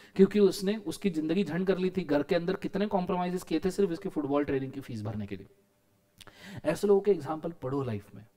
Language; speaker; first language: Hindi; non-native, local second language; Marathi